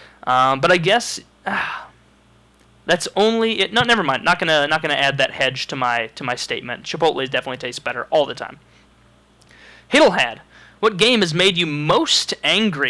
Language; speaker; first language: English; native; English